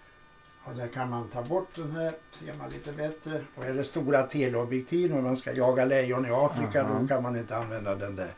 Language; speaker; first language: Swedish; native; Swedish